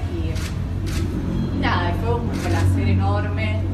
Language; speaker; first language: Spanish; native; Spanish